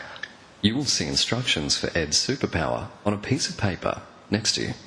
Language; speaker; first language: English; native; English